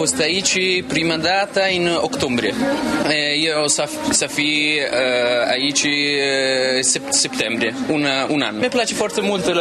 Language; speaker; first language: Romanian; non-native, learner; Italian